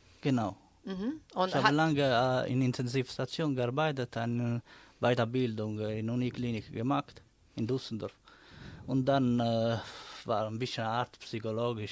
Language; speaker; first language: German; non-native, learner; Italian